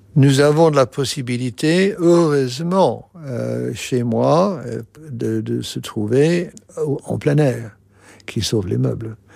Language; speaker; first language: French; non-native, fluent; English